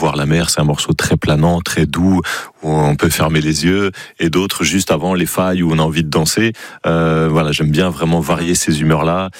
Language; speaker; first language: French; native; French